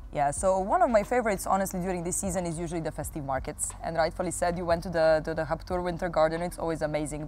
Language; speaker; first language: English; non-native, fluent; Serbian